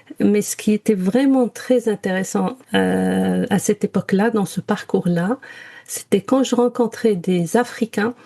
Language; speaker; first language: French; non-native, local second language; Arabic